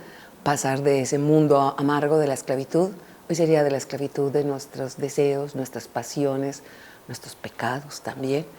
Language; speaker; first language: Spanish; native; Spanish